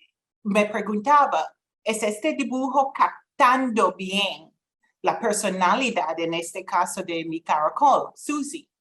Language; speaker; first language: Spanish; non-native, fluent; English